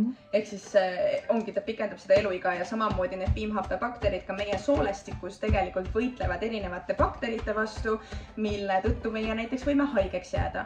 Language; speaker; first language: Estonian; native; Estonian